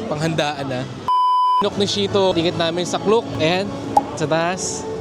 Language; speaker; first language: Filipino; native; Filipino